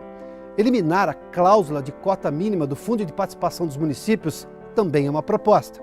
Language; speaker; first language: Portuguese; native; Portuguese